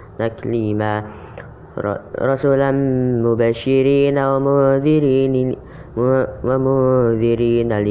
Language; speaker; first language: Arabic; non-native, learner; Indonesian